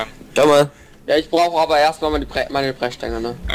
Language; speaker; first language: German; native; German